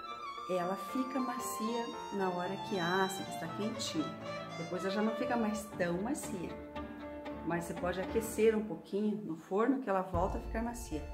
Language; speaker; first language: Portuguese; native; Portuguese